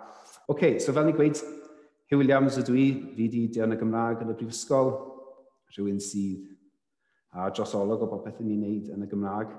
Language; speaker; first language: Welsh; native; Welsh